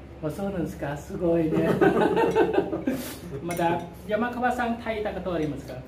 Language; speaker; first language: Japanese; non-native, learner; Thai